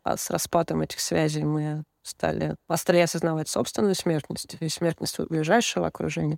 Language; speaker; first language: Russian; native; Russian